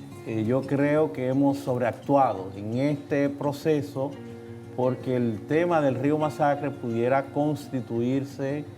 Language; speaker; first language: Spanish; native; Spanish